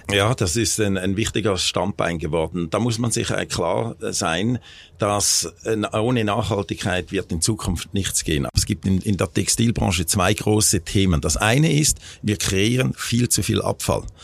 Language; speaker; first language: German; native; German